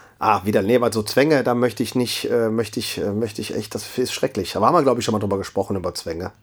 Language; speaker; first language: German; native; German